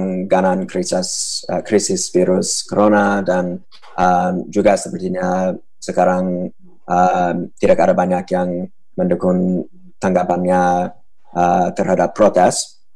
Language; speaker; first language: Indonesian; non-native, fluent; English